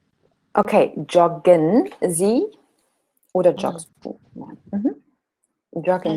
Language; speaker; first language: German; non-native, fluent; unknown